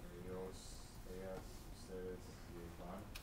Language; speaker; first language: Spanish; non-native, learner; English